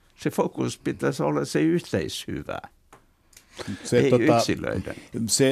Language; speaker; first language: Finnish; non-native, fluent; English